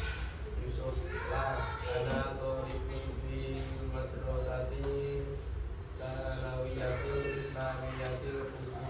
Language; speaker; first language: Arabic; non-native, learner; Indonesian